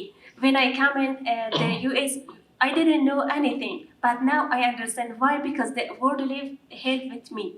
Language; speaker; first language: English; non-native, learner; Persian